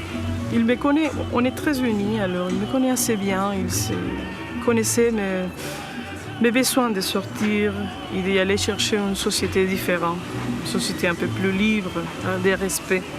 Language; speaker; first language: French; non-native, fluent; Spanish